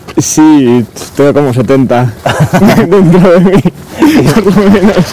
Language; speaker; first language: Spanish; native; Spanish